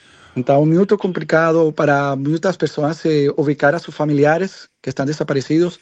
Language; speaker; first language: Portuguese; non-native, learner; Spanish